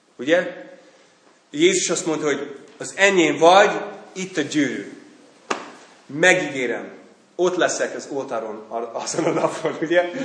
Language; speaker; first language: Hungarian; non-native, fluent; English